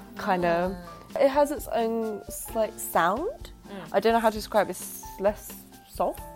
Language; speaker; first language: English; native; English